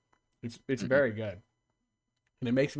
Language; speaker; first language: English; native; English